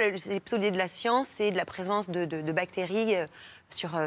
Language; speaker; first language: French; native; French